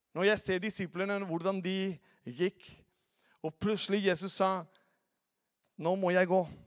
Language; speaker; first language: Norwegian; non-native, fluent; Spanish